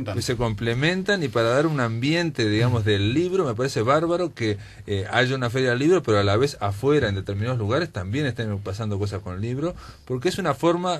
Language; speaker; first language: Spanish; native; Spanish